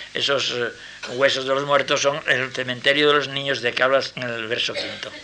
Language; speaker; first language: Spanish; native; Spanish